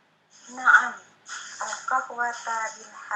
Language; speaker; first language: Arabic; non-native, learner; Indonesian